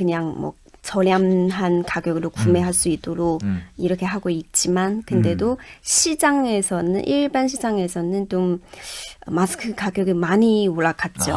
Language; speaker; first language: Korean; non-native, fluent; Chinese